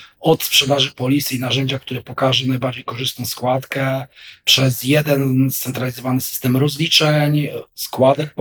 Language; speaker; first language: Polish; native; Polish